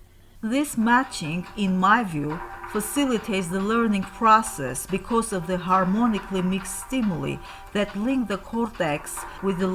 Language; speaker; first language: English; non-native, fluent; Armenian